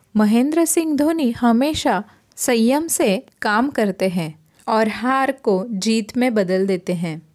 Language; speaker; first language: Hindi; non-native, local second language; Marathi